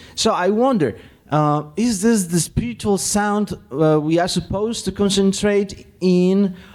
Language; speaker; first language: English; non-native, fluent; Spanish